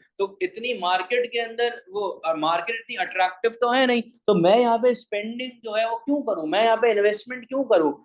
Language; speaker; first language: Urdu; native; Urdu